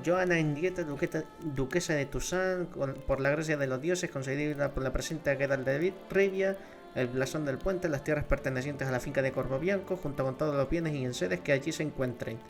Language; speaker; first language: Spanish; native; Spanish